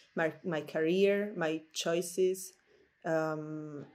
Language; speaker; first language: English; non-native, fluent; Slovak